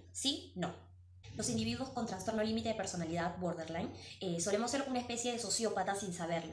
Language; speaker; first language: Spanish; native; Spanish